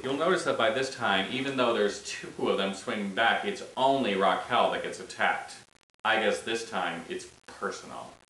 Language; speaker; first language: English; native; English